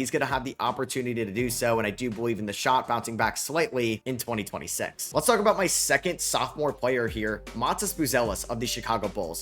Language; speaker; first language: English; native; English